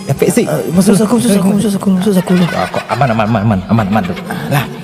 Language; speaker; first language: Indonesian; non-native, local second language; Minangkabau